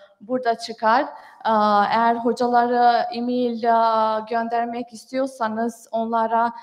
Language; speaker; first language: Turkish; non-native, fluent; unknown